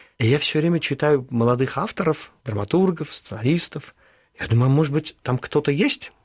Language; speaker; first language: Russian; early bilingual, other home language; Armenian